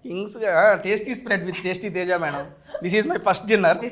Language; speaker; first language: Telugu; native; Telugu